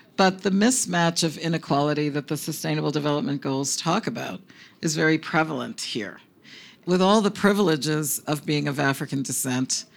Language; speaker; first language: English; early bilingual, other home language; Spanish